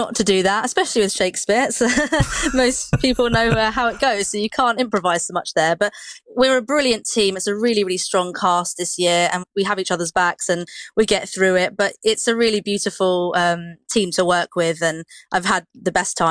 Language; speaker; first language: English; native; English